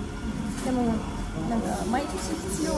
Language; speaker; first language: Japanese; non-native, fluent; Russian